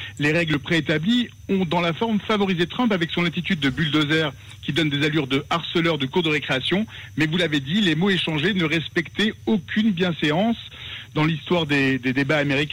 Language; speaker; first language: French; native; French